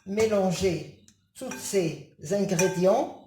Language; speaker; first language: French; non-native, local second language; Arabic